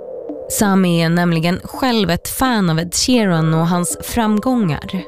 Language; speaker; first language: Swedish; native; Swedish